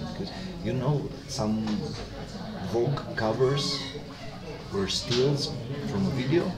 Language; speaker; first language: English; non-native, learner; Romanian